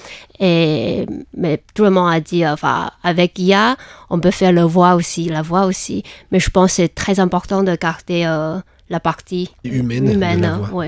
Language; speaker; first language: French; non-native, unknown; Chinese